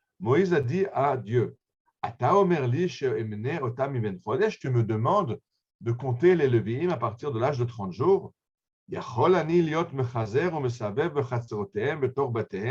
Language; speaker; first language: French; native; French